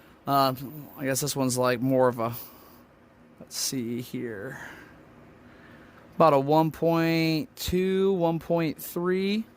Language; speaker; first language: English; native; English